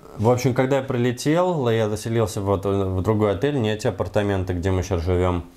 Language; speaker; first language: Russian; native; Russian